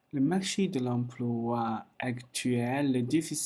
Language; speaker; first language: French; non-native, learner; Chinese